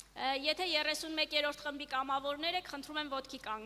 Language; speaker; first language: Armenian; native; Armenian